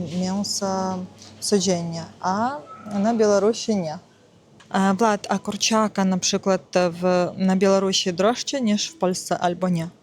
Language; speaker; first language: Polish; non-native, learner; Russian